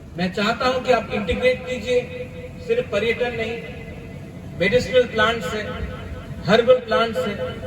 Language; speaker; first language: Hindi; non-native, local second language; Kok Borok